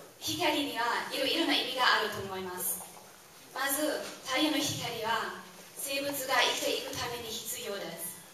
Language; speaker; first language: Japanese; non-native, fluent; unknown